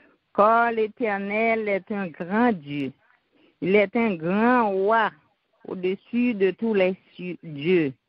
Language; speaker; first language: French; non-native, local second language; Haitian Creole